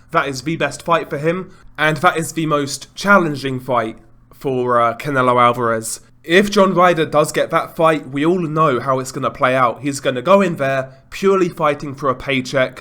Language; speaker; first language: English; native; English